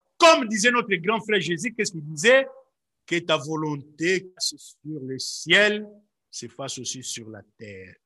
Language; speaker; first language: French; non-native, local second language; Lingala